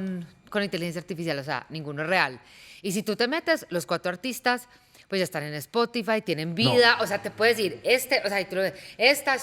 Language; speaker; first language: Spanish; native; Spanish